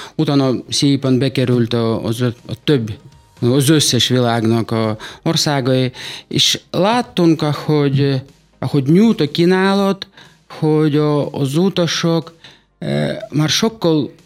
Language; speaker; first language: Hungarian; non-native, fluent; Russian